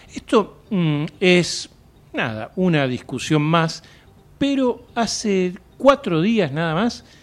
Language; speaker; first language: Spanish; native; Spanish